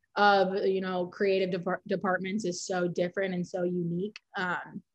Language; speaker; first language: English; native; English